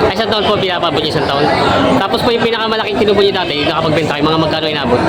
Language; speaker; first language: Filipino; native; Filipino